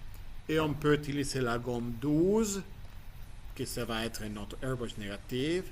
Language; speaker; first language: French; non-native, fluent; Spanish